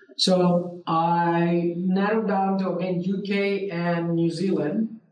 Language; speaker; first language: English; non-native, local second language; Urdu